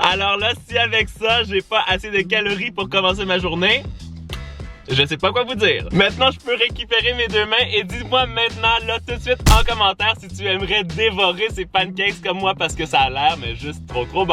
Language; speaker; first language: French; native; French